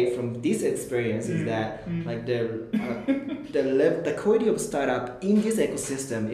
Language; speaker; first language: English; non-native, fluent; Japanese